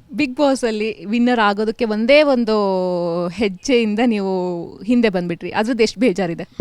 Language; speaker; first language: Kannada; native; Kannada